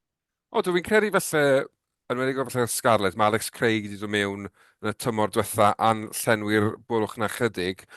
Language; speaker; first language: Welsh; native; Welsh